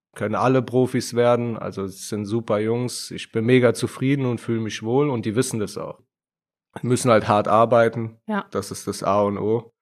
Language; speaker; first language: German; native; German